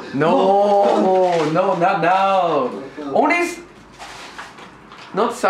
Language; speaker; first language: English; non-native, learner; Japanese